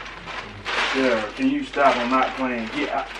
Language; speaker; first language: English; native; English